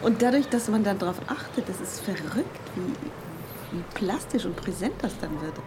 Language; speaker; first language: German; native; German